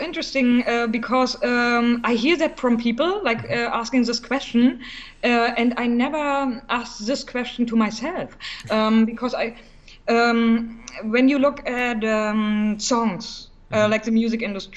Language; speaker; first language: English; non-native, fluent; German